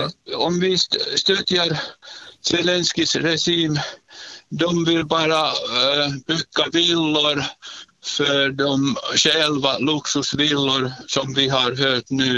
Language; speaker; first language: Swedish; non-native, learner; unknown